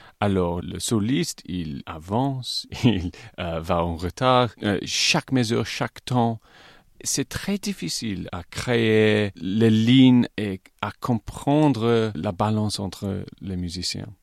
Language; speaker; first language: French; non-native, fluent; English